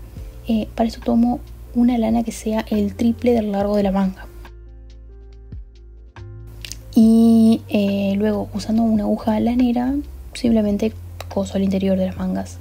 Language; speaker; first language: Spanish; native; Spanish